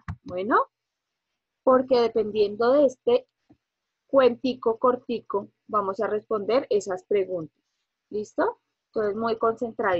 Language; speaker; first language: Spanish; native; Spanish